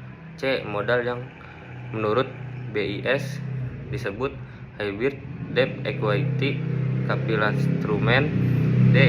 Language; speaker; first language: Indonesian; native; Indonesian